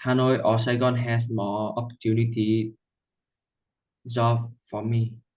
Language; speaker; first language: English; non-native, learner; Vietnamese